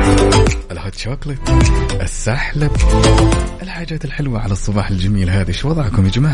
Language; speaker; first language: Arabic; native; Arabic